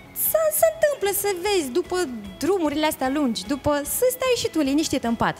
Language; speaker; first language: Romanian; native; Romanian